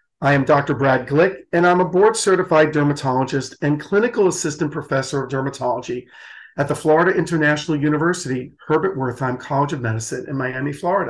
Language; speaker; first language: English; native; English